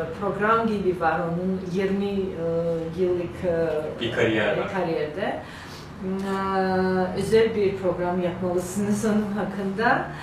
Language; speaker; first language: Turkish; non-native, learner; Georgian